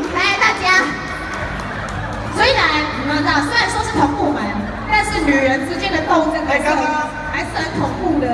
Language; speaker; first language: Chinese; native; Chinese